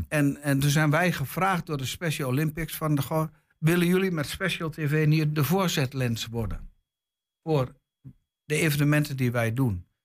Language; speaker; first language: Dutch; native; Dutch